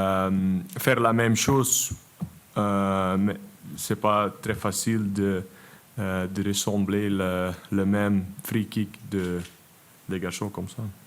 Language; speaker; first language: French; non-native, local second language; Dutch